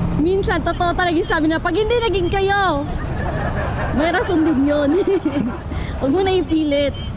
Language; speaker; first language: Filipino; non-native, local second language; Cebuano